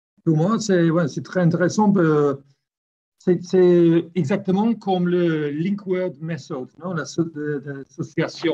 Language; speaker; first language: French; non-native, learner; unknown